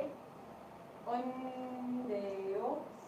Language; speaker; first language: Korean; non-native, learner; Arabic